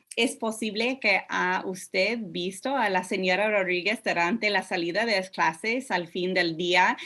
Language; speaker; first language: Spanish; non-native, learner; English